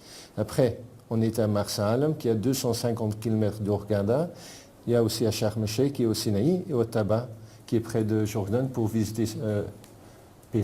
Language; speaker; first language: French; non-native, fluent; Arabic